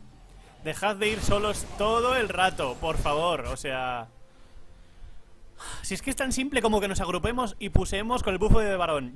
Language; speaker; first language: Spanish; native; Spanish